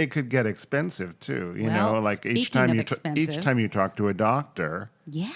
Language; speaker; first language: English; native; English